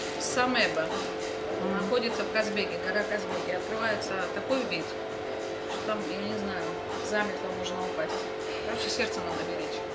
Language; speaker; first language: Russian; non-native, local second language; Georgian